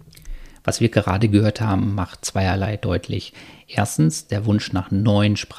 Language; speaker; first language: German; native; German